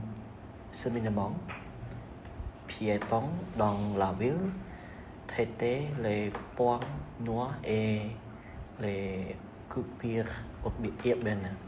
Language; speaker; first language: French; non-native, learner; Khmer